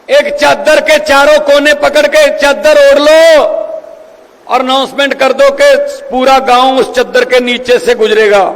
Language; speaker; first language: Hindi; non-native, local second language; Punjabi